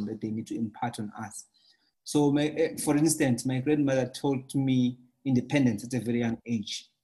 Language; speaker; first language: English; non-native, local second language; Zulu